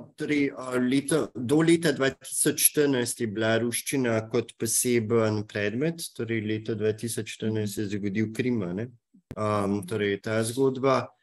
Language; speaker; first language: Slovenian; native; Slovenian